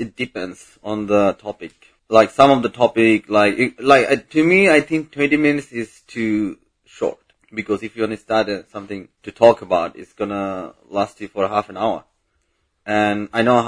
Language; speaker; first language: English; non-native, local second language; Bangla